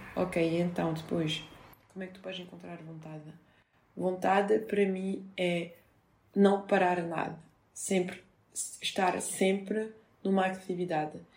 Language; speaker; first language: Portuguese; non-native, fluent; French